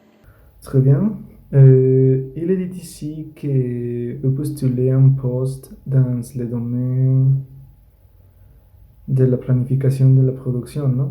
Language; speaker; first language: French; non-native, learner; Spanish